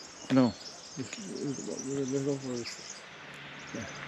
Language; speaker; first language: English; non-native, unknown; Italian